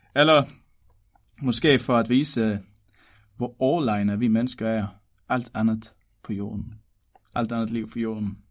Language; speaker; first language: Danish; native; Danish